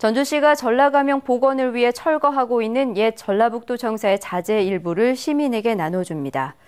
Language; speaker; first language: Korean; native; Korean